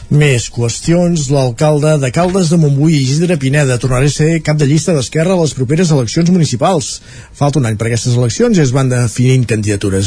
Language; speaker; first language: Catalan; native; Catalan